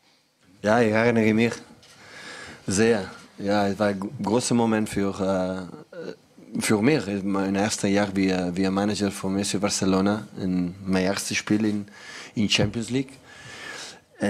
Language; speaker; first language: German; non-native, learner; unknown